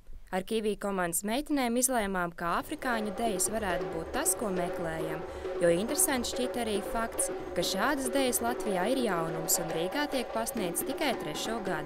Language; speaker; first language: Latvian; native; Latvian